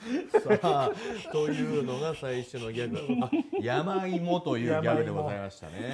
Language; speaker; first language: Japanese; native; Japanese